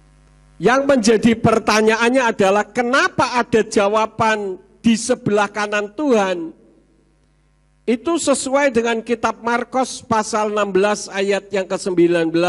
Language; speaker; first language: Indonesian; native; Indonesian